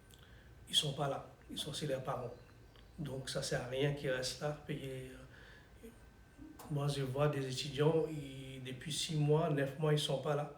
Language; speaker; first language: French; non-native, fluent; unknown